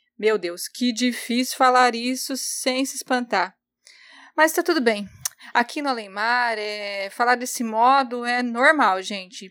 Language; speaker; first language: Portuguese; native; Portuguese